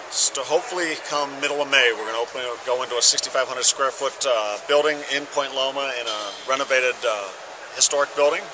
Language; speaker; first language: English; native; English